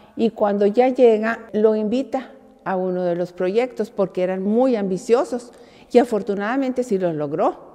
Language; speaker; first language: Spanish; native; Spanish